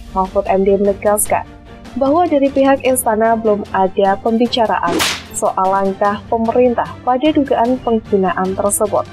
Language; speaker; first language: Indonesian; native; Indonesian